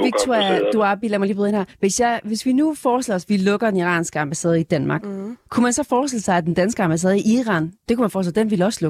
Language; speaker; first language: Danish; native; Danish